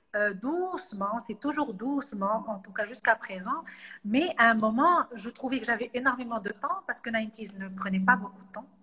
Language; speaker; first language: French; non-native, local second language; Arabic